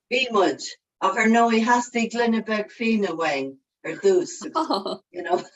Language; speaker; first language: Irish; non-native, local second language; English